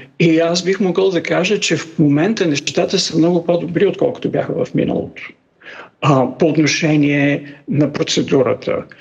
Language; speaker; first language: Bulgarian; native; Bulgarian